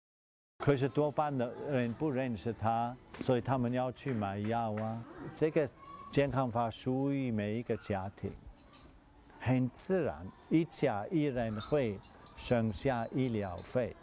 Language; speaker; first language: Chinese; non-native, fluent; German